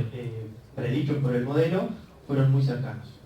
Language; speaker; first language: Spanish; native; Spanish